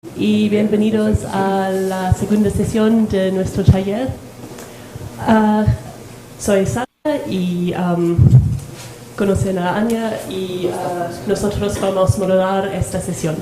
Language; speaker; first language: Spanish; non-native, learner; English